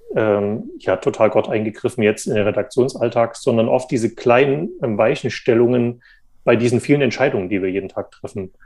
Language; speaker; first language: German; native; German